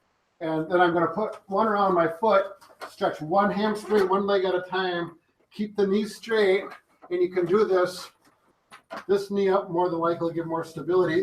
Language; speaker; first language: English; native; English